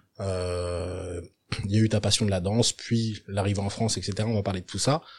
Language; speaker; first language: French; native; French